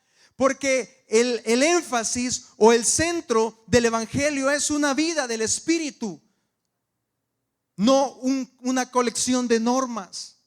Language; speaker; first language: Spanish; native; Spanish